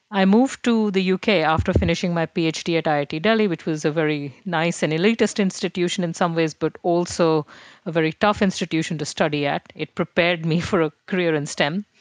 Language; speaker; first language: English; non-native, local second language; Hindi